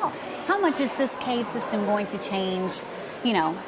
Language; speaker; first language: English; native; English